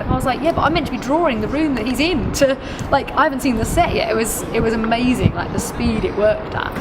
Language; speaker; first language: English; native; English